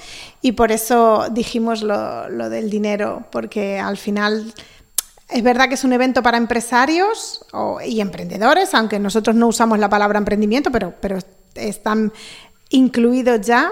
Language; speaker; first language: Spanish; native; Spanish